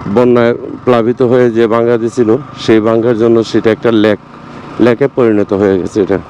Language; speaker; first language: Bangla; non-native, local second language; Sylheti